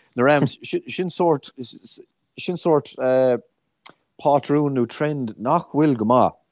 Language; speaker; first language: Irish; native; Irish